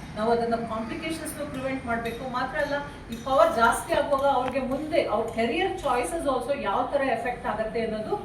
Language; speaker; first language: Kannada; non-native, learner; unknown